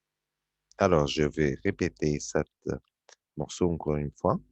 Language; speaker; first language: French; non-native, fluent; Arabic